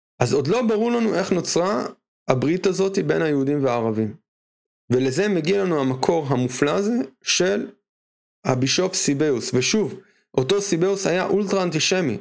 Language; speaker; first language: Hebrew; native; Hebrew